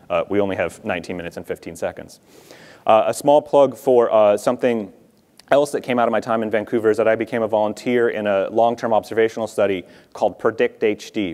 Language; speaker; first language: English; native; English